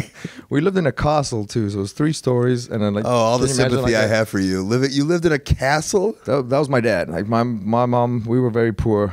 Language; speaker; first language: English; native; English